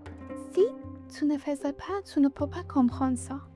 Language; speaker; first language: French; non-native, learner; Persian